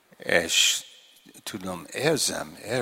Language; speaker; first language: Hungarian; non-native, learner; English